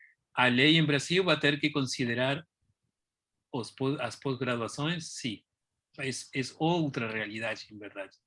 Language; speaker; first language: Portuguese; non-native, fluent; Spanish